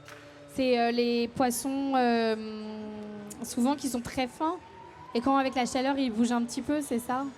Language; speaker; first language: French; native; French